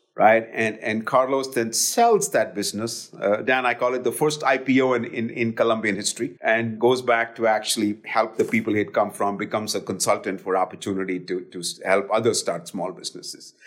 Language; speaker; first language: English; non-native, local second language; Hindi